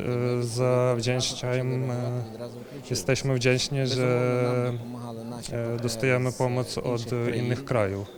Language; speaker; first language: Polish; non-native, learner; Ukrainian